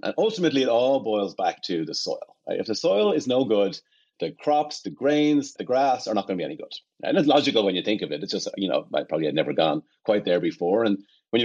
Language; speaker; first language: English; native; English